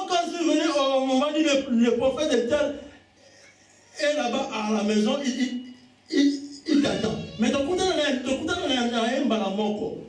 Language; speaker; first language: French; non-native, local second language; Lingala